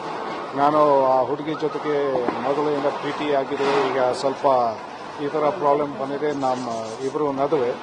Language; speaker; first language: Kannada; non-native, fluent; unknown